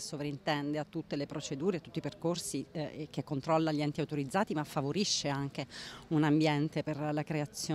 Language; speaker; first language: Italian; native; Italian